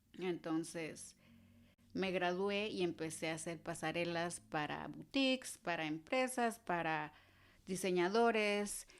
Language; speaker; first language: Spanish; native; Spanish